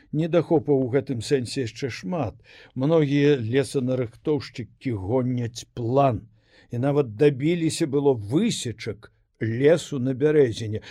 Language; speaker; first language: Belarusian; native; Belarusian